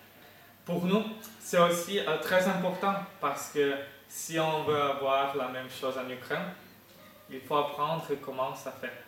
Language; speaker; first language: French; non-native, fluent; Ukrainian